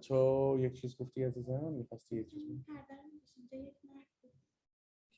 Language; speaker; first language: Persian; non-native, learner; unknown